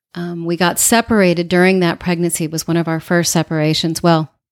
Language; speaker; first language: English; native; English